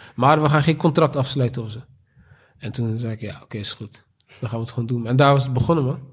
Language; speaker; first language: Dutch; native; Dutch